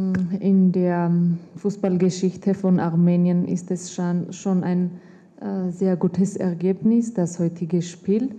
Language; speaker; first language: German; non-native, fluent; Armenian